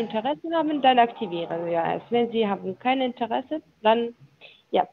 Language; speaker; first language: German; non-native, learner; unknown